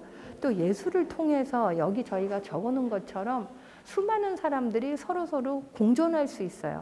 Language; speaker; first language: Korean; native; Korean